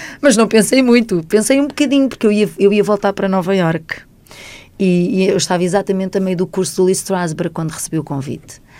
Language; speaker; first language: Portuguese; native; Portuguese